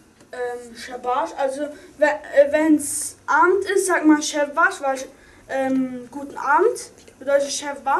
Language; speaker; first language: German; early bilingual, other home language; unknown